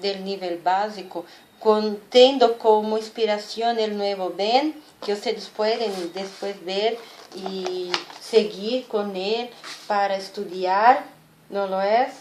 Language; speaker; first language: Spanish; non-native, fluent; Portuguese